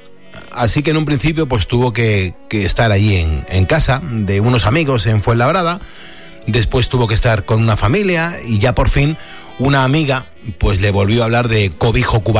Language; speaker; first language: Spanish; native; Spanish